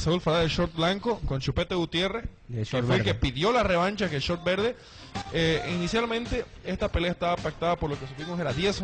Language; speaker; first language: Spanish; native; Spanish